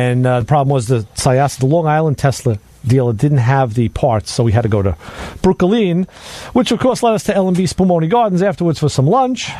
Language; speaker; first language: English; native; English